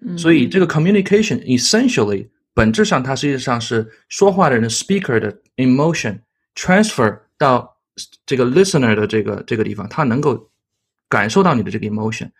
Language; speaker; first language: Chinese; native; Chinese